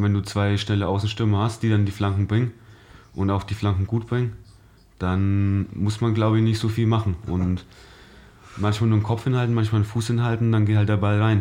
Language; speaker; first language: German; native; German